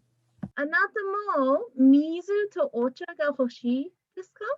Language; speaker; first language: Japanese; non-native, fluent; English